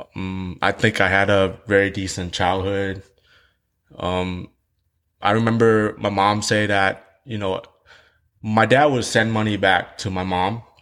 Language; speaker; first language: English; early bilingual, other home language; Vietnamese